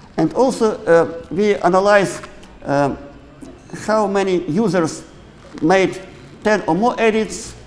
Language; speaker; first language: English; non-native, fluent; Ukrainian